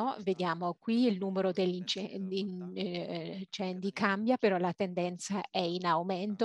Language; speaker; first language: Italian; native; Italian